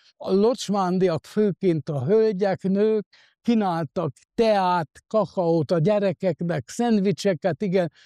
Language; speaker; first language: Hungarian; native; Hungarian